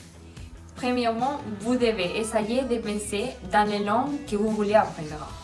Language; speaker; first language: French; non-native, learner; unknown